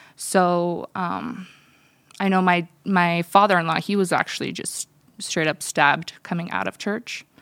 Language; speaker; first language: English; early bilingual, other home language; Russian